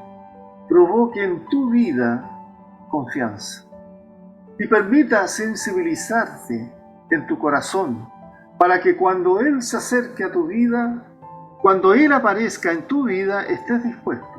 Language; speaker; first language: Spanish; native; Spanish